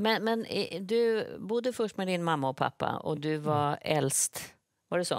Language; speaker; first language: Swedish; native; Swedish